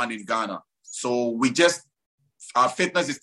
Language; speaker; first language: English; non-native, local second language; Ewe